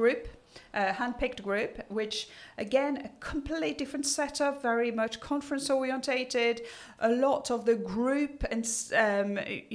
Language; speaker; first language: English; non-native, fluent; French